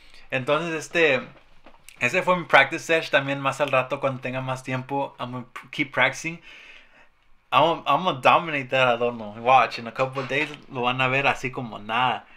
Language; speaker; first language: Spanish; early bilingual, heritage; Spanish